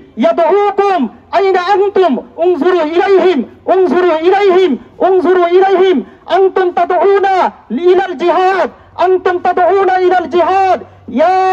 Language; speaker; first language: Arabic; non-native, learner; Bangla